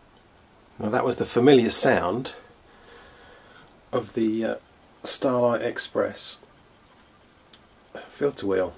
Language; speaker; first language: English; native; English